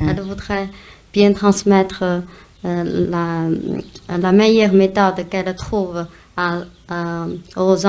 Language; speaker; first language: French; non-native, fluent; Chinese